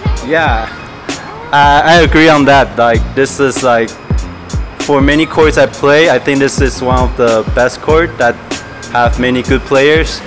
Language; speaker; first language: English; early bilingual, other home language; Chinese